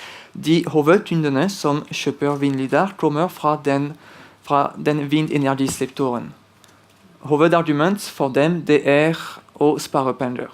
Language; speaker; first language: Norwegian; non-native, fluent; French